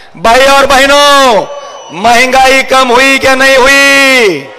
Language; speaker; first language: Hindi; non-native, local second language; Marathi